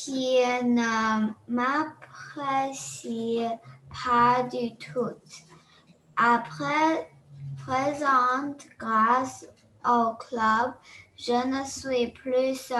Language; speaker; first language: French; non-native, learner; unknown